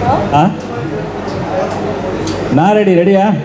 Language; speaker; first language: Tamil; native; Tamil